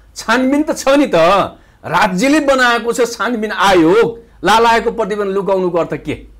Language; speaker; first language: Nepali; non-native, local second language; Dangaura Tharu